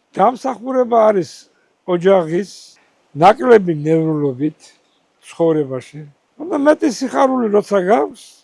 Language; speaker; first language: Georgian; native; Georgian